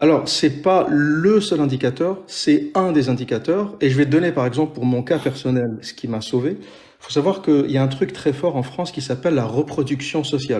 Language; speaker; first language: French; native; French